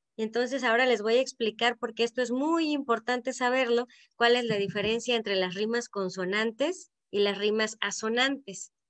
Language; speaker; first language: Spanish; native; Spanish